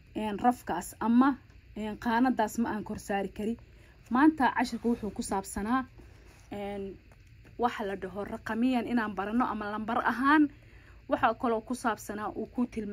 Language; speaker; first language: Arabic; non-native, local second language; Somali